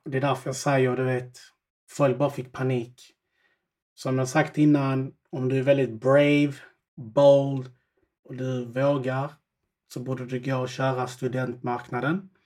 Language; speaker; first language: Swedish; early bilingual, other home language; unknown